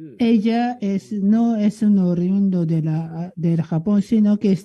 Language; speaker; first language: Spanish; non-native, learner; Japanese